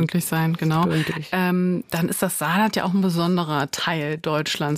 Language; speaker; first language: German; native; German